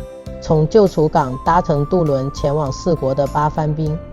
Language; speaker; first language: Chinese; native; Chinese